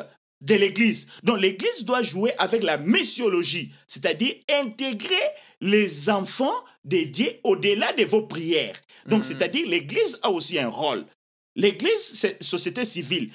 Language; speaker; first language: French; non-native, local second language; Lingala